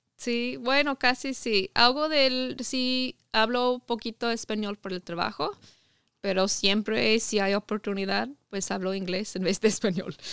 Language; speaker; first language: Spanish; non-native, fluent; English